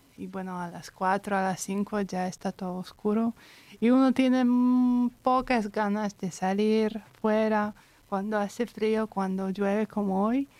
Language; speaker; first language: Spanish; non-native, fluent; Polish